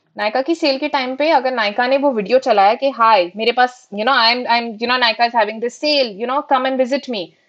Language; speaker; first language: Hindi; non-native, local second language; Marathi